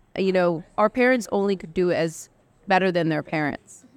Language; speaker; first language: English; early bilingual, other home language; Spanish